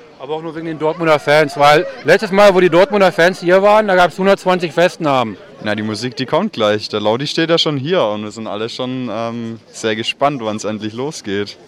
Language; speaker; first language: German; native; German